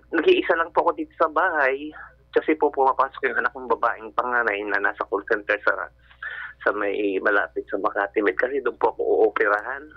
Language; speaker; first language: Filipino; native; Filipino